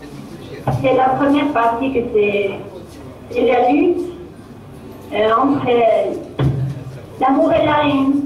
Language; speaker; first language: French; non-native, local second language; Arabic